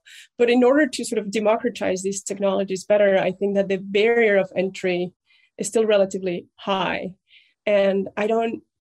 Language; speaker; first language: English; non-native, fluent; Spanish